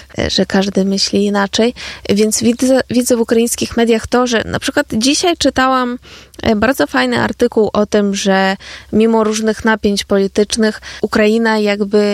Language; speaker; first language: Polish; non-native, fluent; Ukrainian